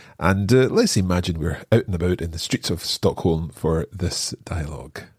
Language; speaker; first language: English; native; English